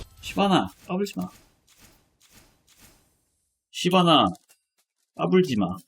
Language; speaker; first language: Korean; native; Korean